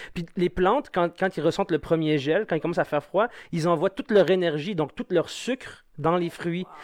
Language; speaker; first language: French; non-native, local second language; Arabic